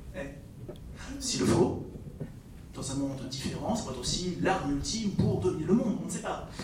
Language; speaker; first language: French; non-native, fluent; Dutch